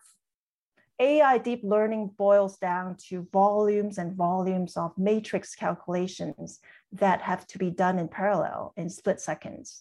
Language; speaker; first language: English; non-native, local second language; Cantonese